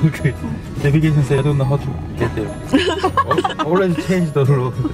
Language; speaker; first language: English; non-native, learner; Korean